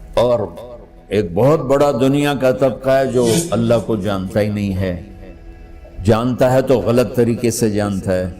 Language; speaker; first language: Urdu; non-native, local second language; Punjabi